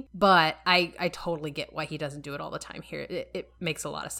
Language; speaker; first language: English; native; English